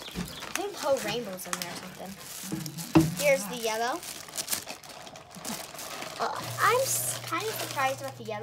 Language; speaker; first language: English; native; English